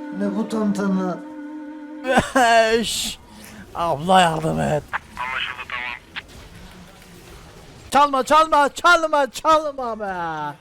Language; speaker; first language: Turkish; native; Turkish